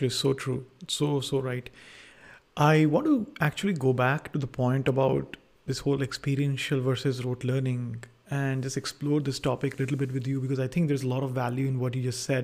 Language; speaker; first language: English; non-native, local second language; Hindi